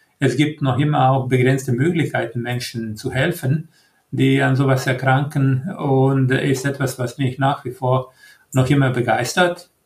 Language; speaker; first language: German; non-native, fluent; Croatian